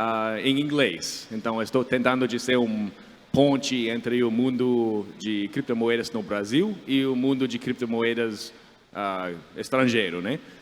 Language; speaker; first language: Portuguese; non-native, fluent; English